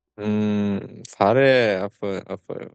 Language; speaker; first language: Korean; non-native, learner; Bangla